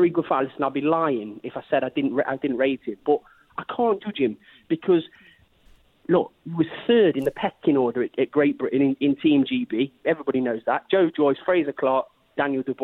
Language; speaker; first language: English; native; English